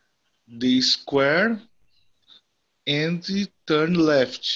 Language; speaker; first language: English; non-native, learner; Portuguese